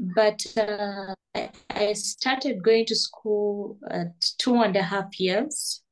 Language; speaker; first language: English; non-native, local second language; Ganda